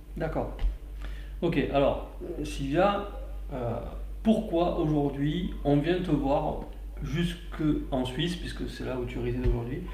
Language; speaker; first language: French; native; French